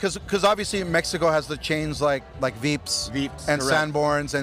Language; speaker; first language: English; native; English